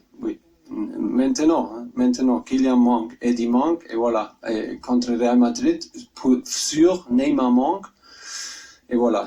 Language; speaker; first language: French; non-native, learner; German